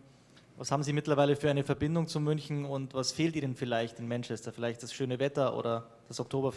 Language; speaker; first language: German; native; German